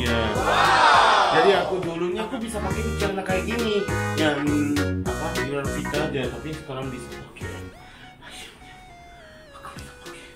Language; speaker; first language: Indonesian; non-native, fluent; Japanese